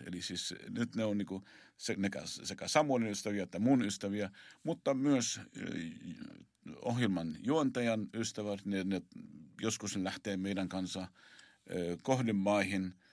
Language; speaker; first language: Finnish; non-native, fluent; Arabic